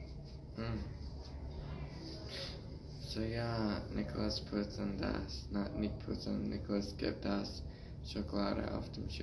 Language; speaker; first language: German; non-native, learner; English